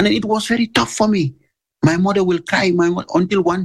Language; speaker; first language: English; non-native, local second language; Mandingo